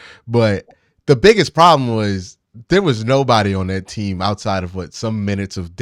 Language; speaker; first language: English; native; English